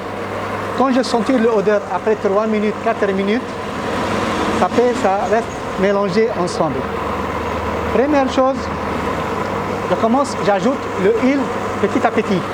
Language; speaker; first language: French; non-native, learner; Arabic